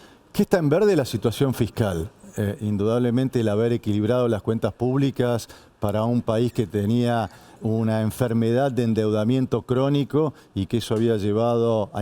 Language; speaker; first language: Spanish; native; Spanish